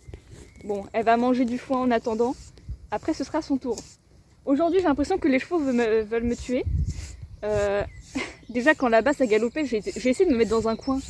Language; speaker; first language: French; native; French